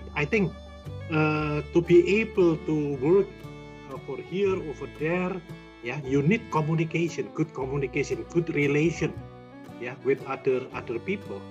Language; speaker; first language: English; non-native, learner; Indonesian